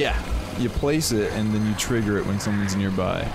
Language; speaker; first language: English; native; English